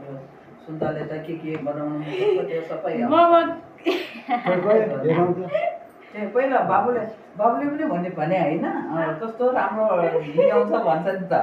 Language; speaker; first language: Nepali; non-native, local second language; Newari